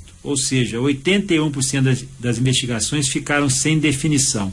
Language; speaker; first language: Portuguese; native; Portuguese